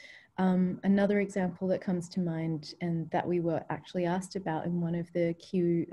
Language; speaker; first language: English; native; English